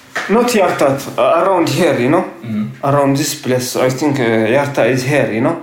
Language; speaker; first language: English; non-native, learner; Tigrinya